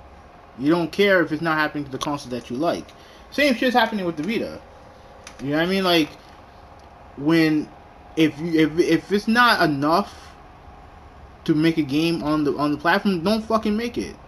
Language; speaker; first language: English; native; English